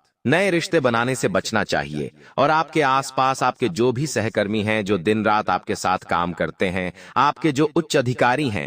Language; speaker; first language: Hindi; native; Hindi